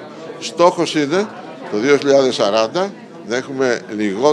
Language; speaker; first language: Greek; native; Greek